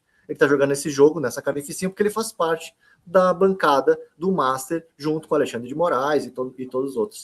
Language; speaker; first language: Portuguese; native; Portuguese